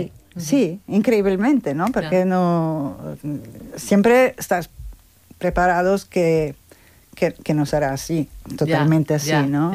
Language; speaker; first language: Spanish; non-native, learner; Italian